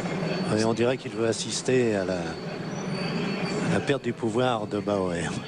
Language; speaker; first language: French; native; French